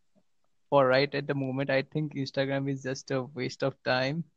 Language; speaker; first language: English; non-native, local second language; Marathi